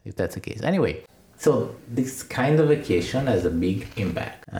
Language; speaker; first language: English; non-native, fluent; Italian